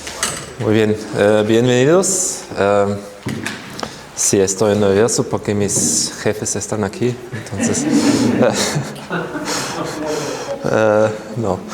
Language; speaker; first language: Spanish; non-native, fluent; German